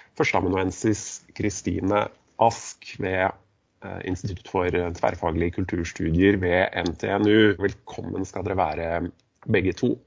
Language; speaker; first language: Norwegian; native; Norwegian